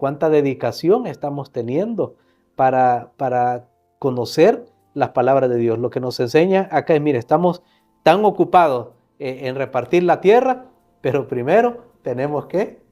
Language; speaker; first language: Spanish; native; Spanish